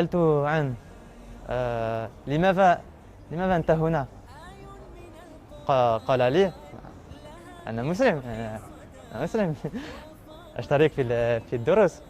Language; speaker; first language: Arabic; non-native, learner; French